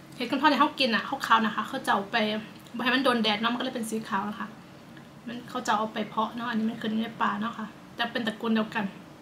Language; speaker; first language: Thai; native; Thai